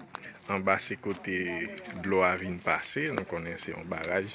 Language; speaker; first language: French; non-native, local second language; Haitian Creole